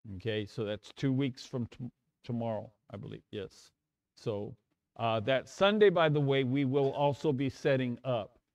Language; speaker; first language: English; native; English